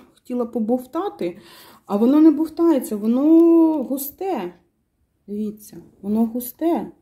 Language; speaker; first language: Ukrainian; non-native, local second language; Russian